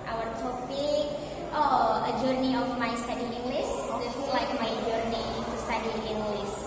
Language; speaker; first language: English; non-native, learner; Indonesian